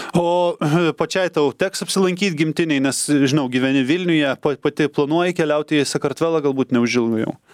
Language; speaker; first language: Lithuanian; native; Lithuanian